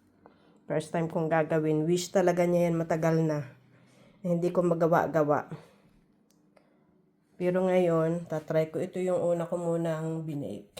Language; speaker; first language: Filipino; native; Filipino